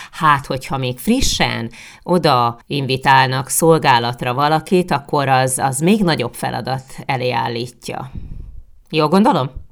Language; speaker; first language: Hungarian; native; Hungarian